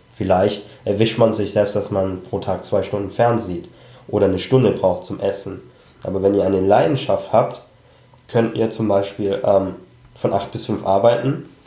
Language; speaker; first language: German; early bilingual, other home language; Cantonese